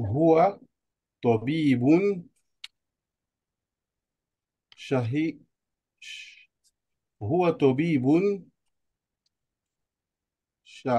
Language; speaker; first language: Arabic; non-native, learner; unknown